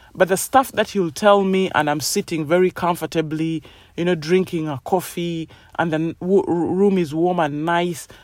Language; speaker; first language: English; non-native, local second language; Ganda